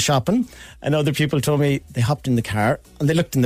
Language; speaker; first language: English; native; English